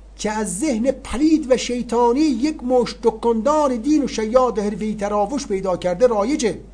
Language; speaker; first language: Persian; native; Persian